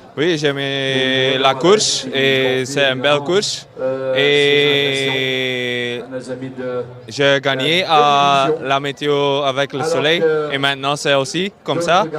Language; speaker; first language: French; non-native, local second language; Dutch